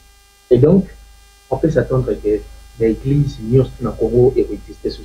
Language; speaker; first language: French; non-native, local second language; Lingala